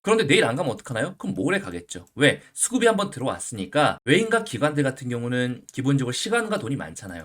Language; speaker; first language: Korean; native; Korean